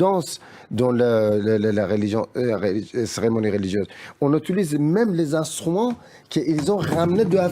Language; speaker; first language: French; non-native, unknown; Persian